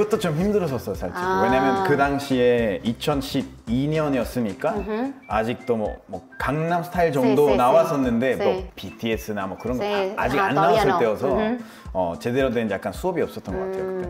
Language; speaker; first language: Korean; non-native, fluent; Spanish